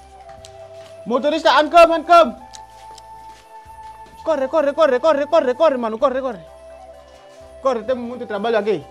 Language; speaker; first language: Portuguese; non-native, learner; Vietnamese